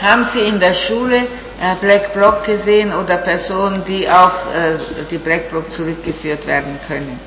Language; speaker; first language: German; non-native, fluent; Italian